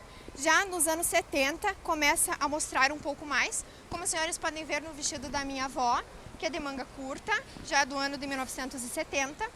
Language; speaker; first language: Portuguese; native; Portuguese